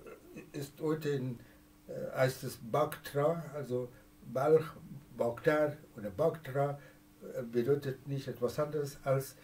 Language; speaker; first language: German; non-native, fluent; Persian